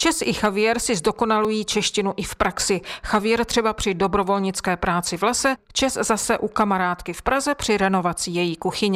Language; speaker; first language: Czech; native; Czech